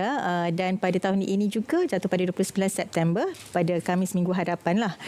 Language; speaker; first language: Malay; native; Malay